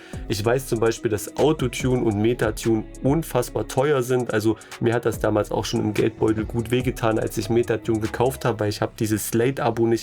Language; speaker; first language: German; native; German